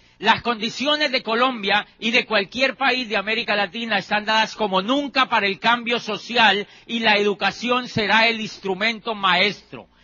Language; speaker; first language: Spanish; native; Spanish